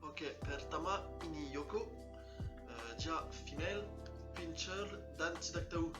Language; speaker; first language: Indonesian; non-native, learner; French